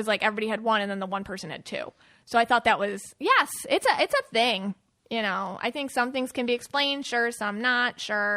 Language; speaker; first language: English; native; English